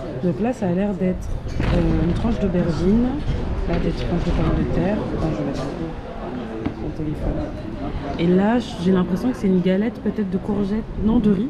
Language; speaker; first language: French; native; French